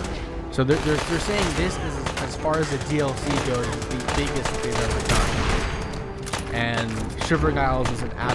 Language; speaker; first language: English; native; English